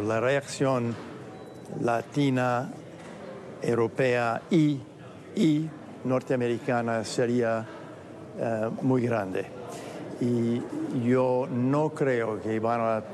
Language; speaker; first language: Spanish; non-native, fluent; English